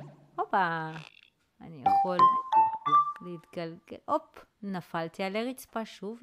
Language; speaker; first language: Hebrew; native; Hebrew